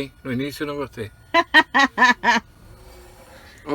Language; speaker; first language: Portuguese; non-native, fluent; Spanish